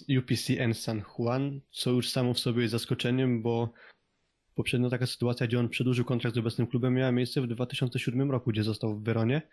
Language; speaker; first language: Polish; native; Polish